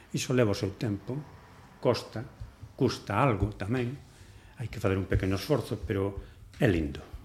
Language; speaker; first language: Galician; non-native, local second language; Spanish